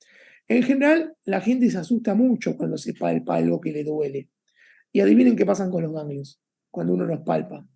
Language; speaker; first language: Spanish; native; Spanish